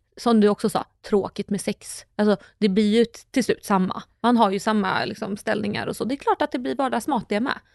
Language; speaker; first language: Swedish; early bilingual, other home language; Russian